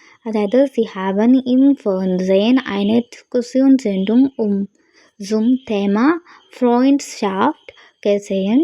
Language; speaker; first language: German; non-native, learner; Malayalam